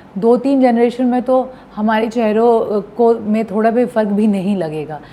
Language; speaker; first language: Hindi; non-native, local second language; Bhojpuri